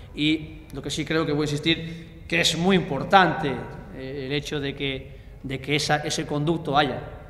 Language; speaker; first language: Spanish; native; Spanish